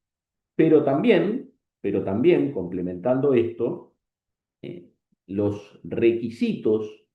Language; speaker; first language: Spanish; native; Spanish